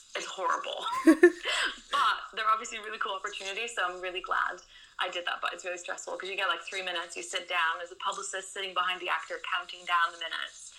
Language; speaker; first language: English; non-native, fluent; Dutch